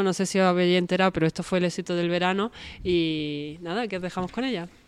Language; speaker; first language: Spanish; native; Spanish